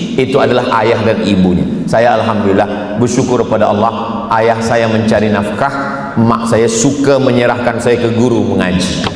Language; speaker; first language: Malay; native; Malay